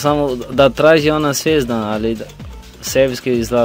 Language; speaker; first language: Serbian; non-native, learner; Portuguese